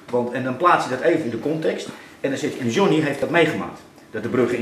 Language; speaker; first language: Dutch; native; Dutch